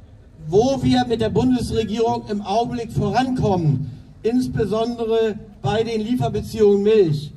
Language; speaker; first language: German; native; German